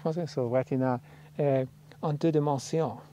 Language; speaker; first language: French; non-native, fluent; English